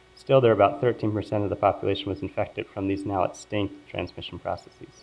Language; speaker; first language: English; native; English